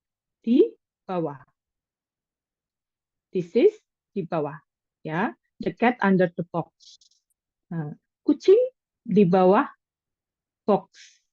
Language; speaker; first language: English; non-native, fluent; Indonesian